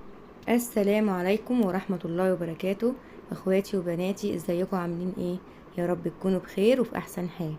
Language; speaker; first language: Arabic; native; Arabic